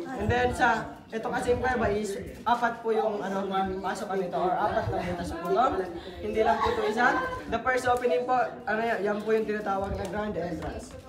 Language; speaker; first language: Filipino; non-native, local second language; Bikol